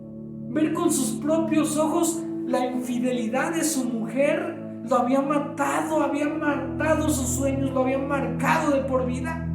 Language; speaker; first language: Spanish; native; Spanish